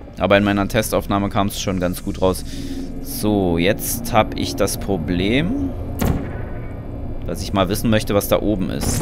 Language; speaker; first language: German; native; German